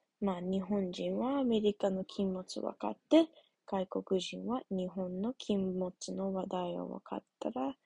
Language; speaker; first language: Japanese; non-native, learner; English